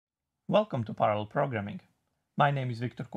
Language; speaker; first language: English; non-native, fluent; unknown